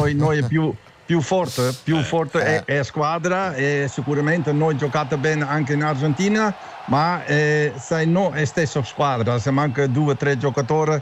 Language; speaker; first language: Italian; non-native, learner; Dutch